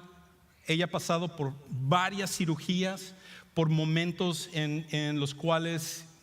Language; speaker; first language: Spanish; native; Spanish